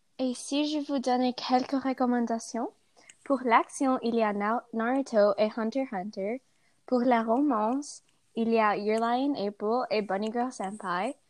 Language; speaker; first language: French; non-native, learner; English